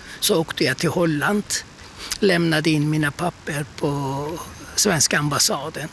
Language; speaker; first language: Swedish; non-native, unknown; Turkish